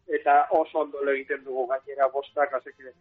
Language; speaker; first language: Basque; native; Basque